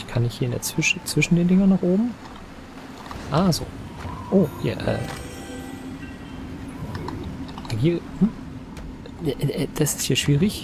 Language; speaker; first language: German; native; German